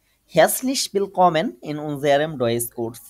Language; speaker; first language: German; non-native, fluent; Bangla